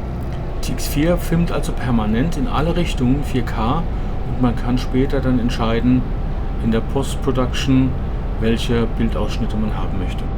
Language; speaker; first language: German; native; German